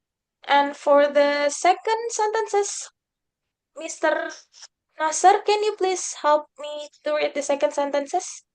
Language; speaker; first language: English; non-native, fluent; Indonesian